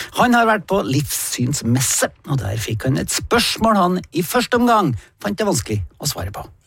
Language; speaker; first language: Norwegian; native; Norwegian